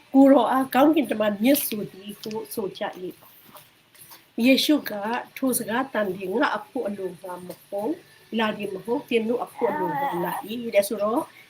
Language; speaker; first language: Burmese; non-native, local second language; Hakha Chin